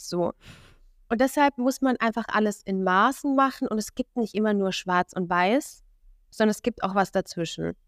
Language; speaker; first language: German; native; German